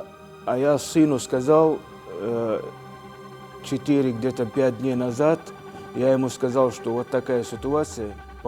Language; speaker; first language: Russian; non-native, fluent; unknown